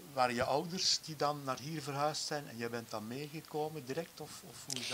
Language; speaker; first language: Dutch; native; Dutch